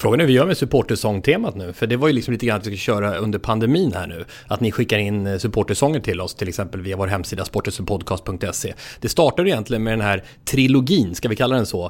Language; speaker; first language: Swedish; native; Swedish